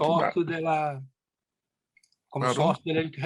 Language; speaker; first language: French; non-native, learner; Portuguese